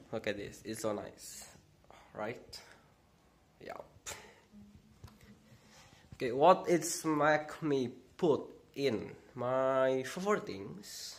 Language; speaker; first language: English; non-native, learner; Indonesian